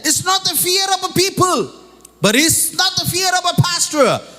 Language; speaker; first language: English; non-native, local second language; Nepali